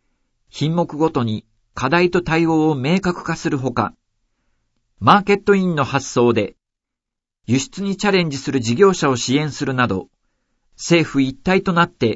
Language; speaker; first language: Japanese; native; Japanese